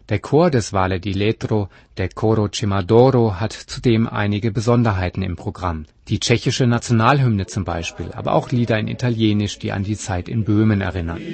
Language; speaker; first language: German; native; German